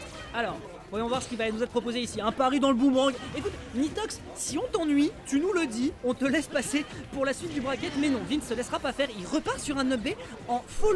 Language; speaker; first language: French; native; French